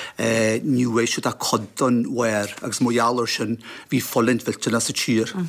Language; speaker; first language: Irish; native; Irish